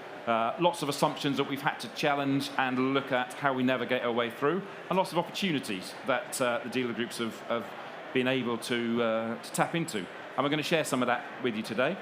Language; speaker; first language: English; native; English